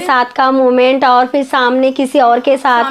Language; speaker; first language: Hindi; native; Hindi